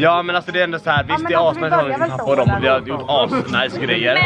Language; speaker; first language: Swedish; native; Swedish